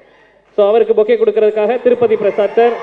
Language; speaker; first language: Tamil; native; Tamil